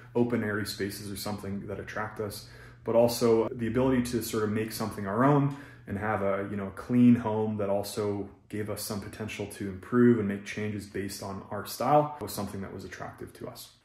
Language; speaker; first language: English; native; English